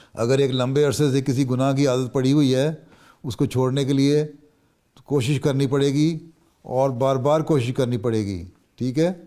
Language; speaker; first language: Urdu; native; Urdu